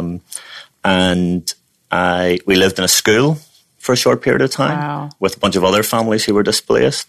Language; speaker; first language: English; native; English